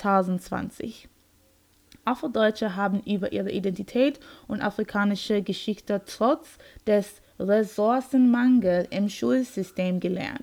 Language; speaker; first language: German; non-native, learner; English